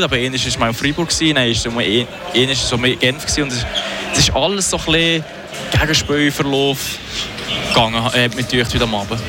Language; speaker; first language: German; native; German